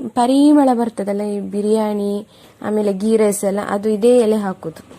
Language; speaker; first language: Kannada; non-native, local second language; Tulu